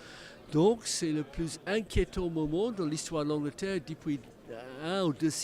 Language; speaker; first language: French; non-native, fluent; English